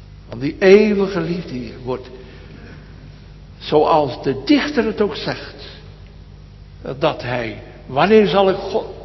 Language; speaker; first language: Dutch; native; Dutch